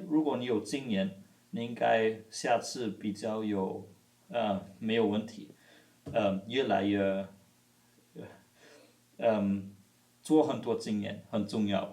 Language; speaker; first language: Chinese; non-native, fluent; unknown